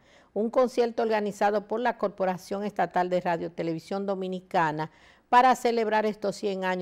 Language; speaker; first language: Spanish; native; Spanish